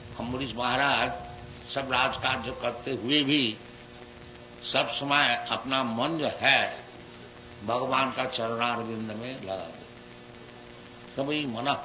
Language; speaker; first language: Hindi; non-native, local second language; Bangla